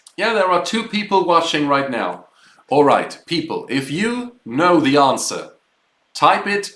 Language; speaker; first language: English; non-native, fluent; German